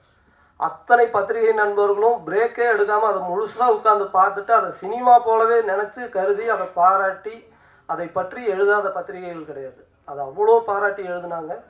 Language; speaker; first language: Tamil; native; Tamil